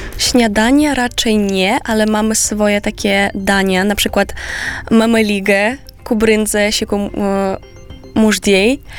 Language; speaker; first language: Polish; non-native, fluent; Romanian